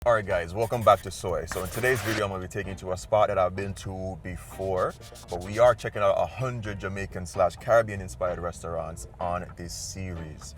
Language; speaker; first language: English; native; English